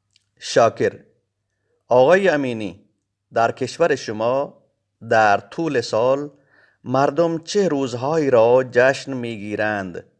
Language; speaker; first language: Persian; non-native, fluent; Urdu